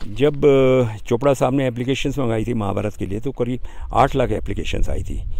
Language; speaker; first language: Hindi; native; Hindi